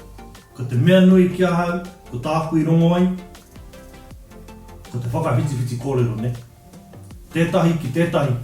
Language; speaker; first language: Māori; non-native, local second language; English